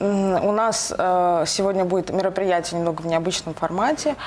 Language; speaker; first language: Russian; native; Russian